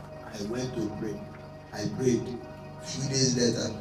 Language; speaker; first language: English; non-native, local second language; Igbo